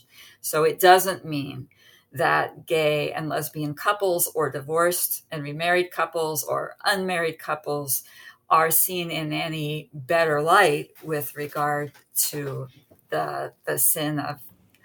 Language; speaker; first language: English; native; English